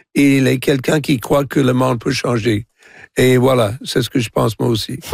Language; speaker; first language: French; non-native, local second language; English